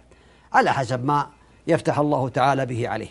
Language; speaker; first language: Arabic; native; Arabic